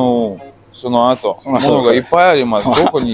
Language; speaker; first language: Japanese; non-native, learner; Russian